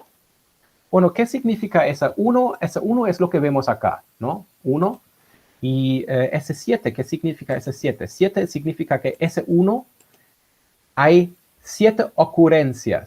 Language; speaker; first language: Spanish; non-native, fluent; German